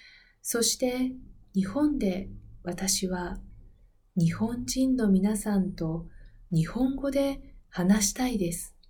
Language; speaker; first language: Japanese; non-native, learner; Spanish